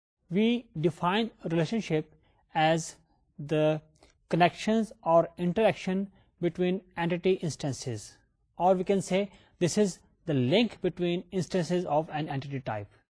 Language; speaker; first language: English; non-native, local second language; Urdu